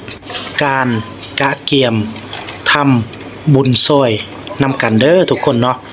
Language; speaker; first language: Thai; non-native, local second language; Lao